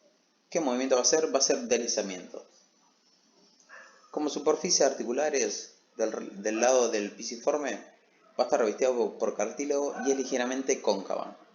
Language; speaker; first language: Spanish; native; Spanish